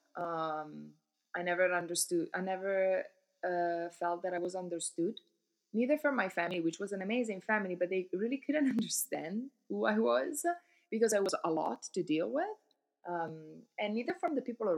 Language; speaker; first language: English; non-native, fluent; Italian